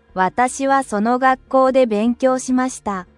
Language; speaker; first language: Japanese; non-native, learner; Portuguese